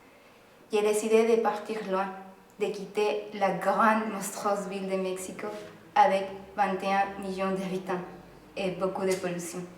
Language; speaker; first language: French; non-native, learner; Spanish